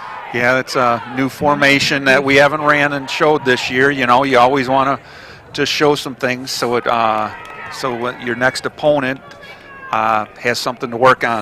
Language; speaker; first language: English; native; English